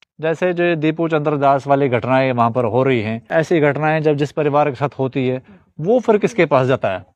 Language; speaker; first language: Hindi; native; Hindi